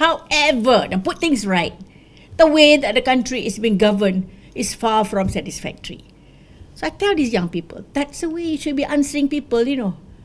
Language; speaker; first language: English; non-native, local second language; Malay